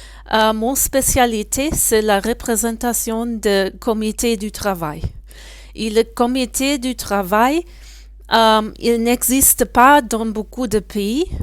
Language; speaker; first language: French; non-native, learner; German